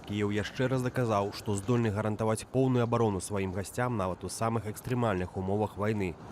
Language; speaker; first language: Belarusian; native; Belarusian